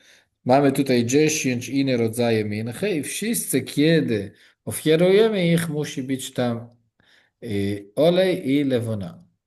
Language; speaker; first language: Polish; non-native, learner; Hebrew